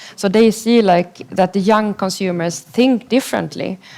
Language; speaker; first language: English; non-native, fluent; Swedish